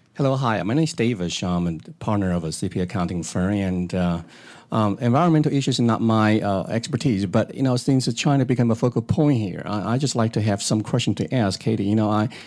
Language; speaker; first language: English; non-native, fluent; Chinese